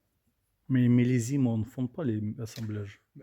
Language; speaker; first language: French; non-native, learner; Russian